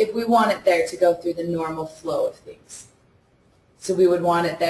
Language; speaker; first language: English; native; English